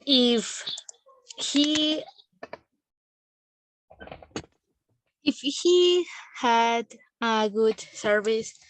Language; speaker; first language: English; non-native, learner; Spanish